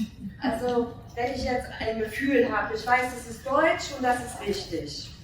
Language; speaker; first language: German; non-native, fluent; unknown